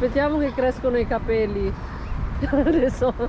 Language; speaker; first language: Italian; non-native, fluent; Filipino